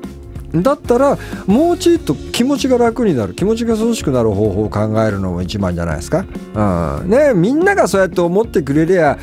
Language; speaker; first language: Japanese; native; Japanese